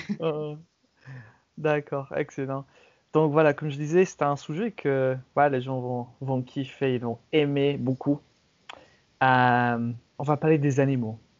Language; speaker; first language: French; non-native, fluent; English